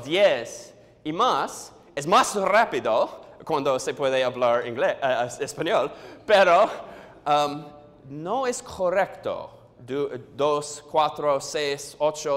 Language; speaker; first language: Spanish; non-native, learner; English